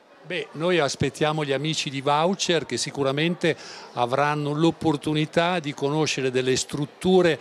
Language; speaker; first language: Italian; native; Italian